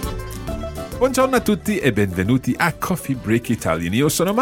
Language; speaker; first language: Italian; non-native, fluent; English